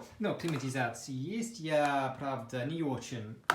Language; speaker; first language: Russian; non-native, fluent; English